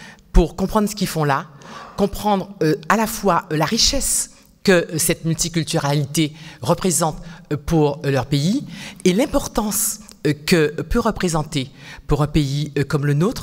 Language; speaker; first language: French; native; French